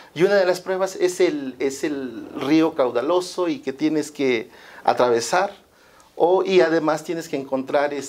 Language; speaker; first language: Spanish; non-native, local second language; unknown